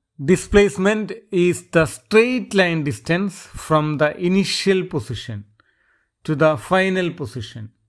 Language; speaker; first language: English; non-native, local second language; Malayalam